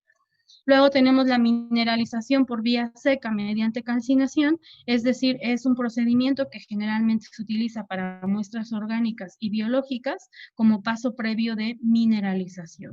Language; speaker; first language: Spanish; native; Spanish